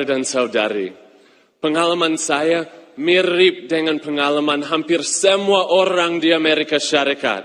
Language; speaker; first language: Malay; non-native, fluent; English